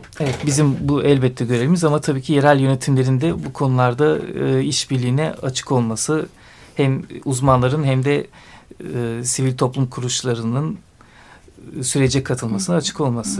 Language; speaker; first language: Turkish; native; Turkish